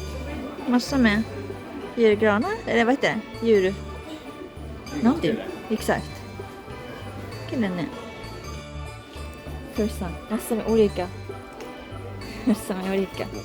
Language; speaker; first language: Swedish; non-native, learner; Japanese